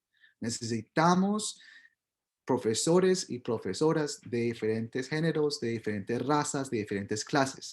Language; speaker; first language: Spanish; early bilingual, heritage; Spanish